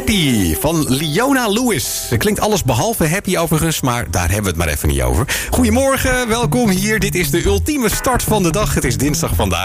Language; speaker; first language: Dutch; native; Dutch